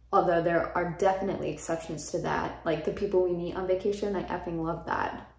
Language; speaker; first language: English; native; English